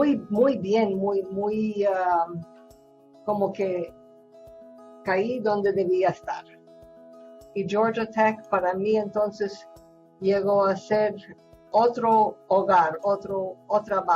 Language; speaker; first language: Spanish; non-native, fluent; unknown